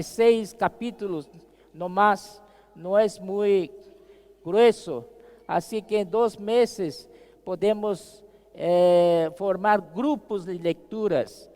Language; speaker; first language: Spanish; non-native, fluent; Portuguese